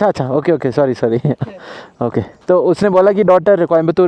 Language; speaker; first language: Hindi; non-native, local second language; Malayalam